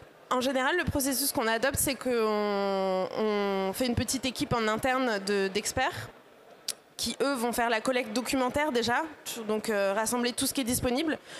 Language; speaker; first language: French; native; French